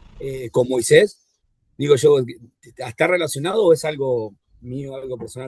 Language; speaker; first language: Spanish; native; Spanish